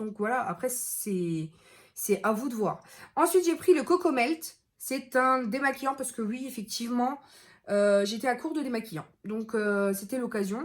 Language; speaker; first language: French; native; French